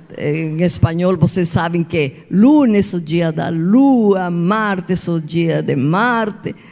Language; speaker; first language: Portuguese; non-native, fluent; Spanish